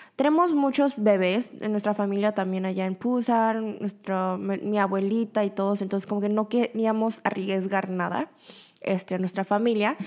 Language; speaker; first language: Spanish; early bilingual, other home language; Korean